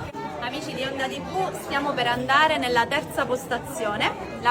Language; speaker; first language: Italian; native; Italian